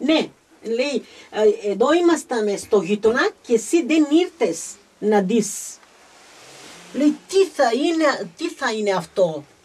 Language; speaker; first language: Greek; early bilingual, heritage; Greek